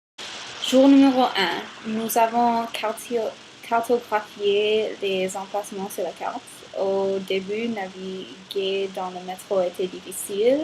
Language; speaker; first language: French; non-native, learner; English